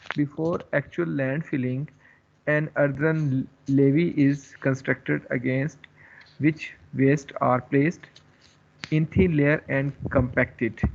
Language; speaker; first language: English; non-native, local second language; Urdu